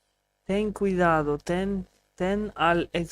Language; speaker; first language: Spanish; non-native, learner; English